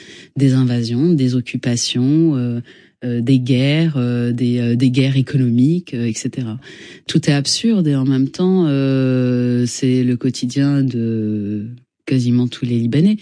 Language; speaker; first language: French; non-native, local second language; Arabic